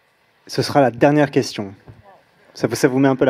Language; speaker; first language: French; native; French